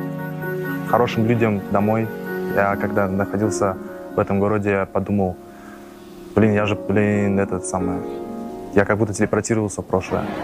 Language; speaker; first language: Russian; non-native, local second language; Kyrgyz